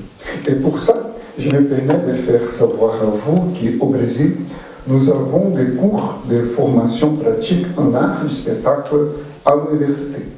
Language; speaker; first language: French; non-native, fluent; Portuguese